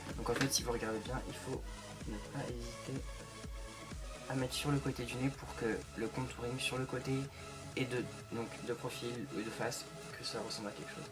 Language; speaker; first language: French; native; French